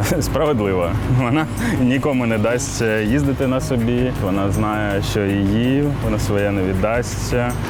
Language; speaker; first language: Ukrainian; native; Ukrainian